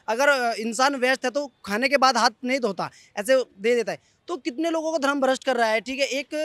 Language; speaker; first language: Hindi; native; Hindi